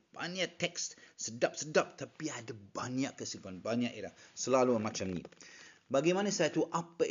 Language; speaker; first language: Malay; non-native, learner; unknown